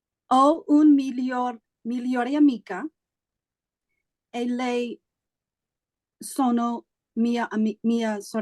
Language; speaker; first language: Italian; non-native, learner; English